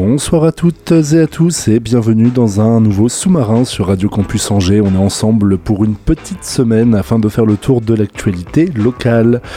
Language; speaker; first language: French; native; French